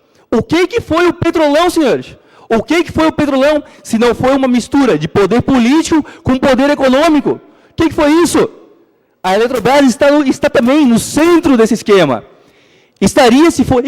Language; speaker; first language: Portuguese; native; Portuguese